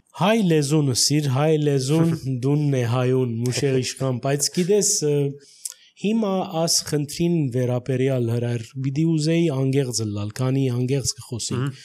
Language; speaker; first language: Armenian; early bilingual, heritage; Armenian